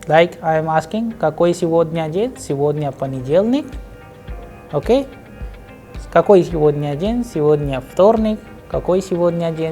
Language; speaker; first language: Russian; non-native, fluent; Hindi